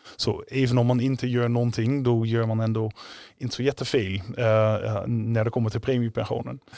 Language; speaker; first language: Swedish; non-native, fluent; Dutch